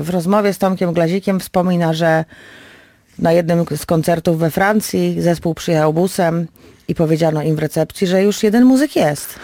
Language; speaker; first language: Polish; native; Polish